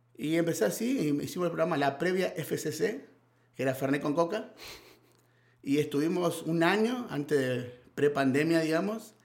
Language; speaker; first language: Spanish; native; Spanish